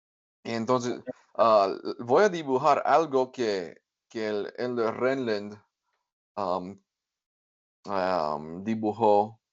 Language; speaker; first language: Spanish; non-native, fluent; English